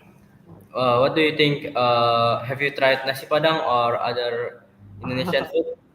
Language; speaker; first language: English; non-native, fluent; Indonesian